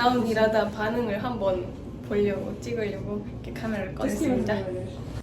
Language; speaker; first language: Korean; non-native, fluent; Russian